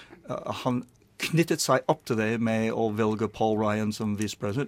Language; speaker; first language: Norwegian; non-native, learner; English